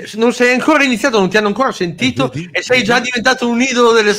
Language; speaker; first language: Italian; native; Italian